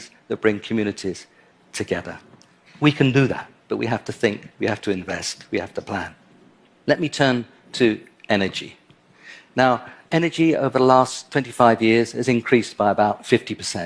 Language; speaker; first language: English; native; English